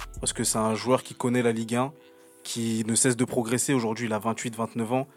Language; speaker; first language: French; native; French